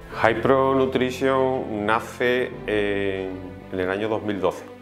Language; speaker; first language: Spanish; native; Spanish